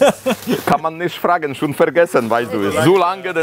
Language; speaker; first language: German; non-native, learner; Polish